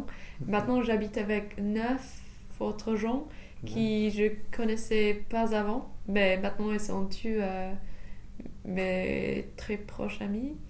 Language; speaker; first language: French; non-native, fluent; English